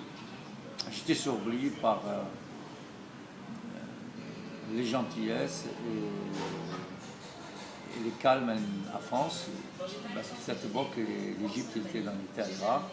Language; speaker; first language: French; non-native, learner; Arabic